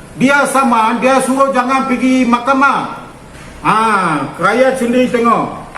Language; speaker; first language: Malay; non-native, local second language; Tamil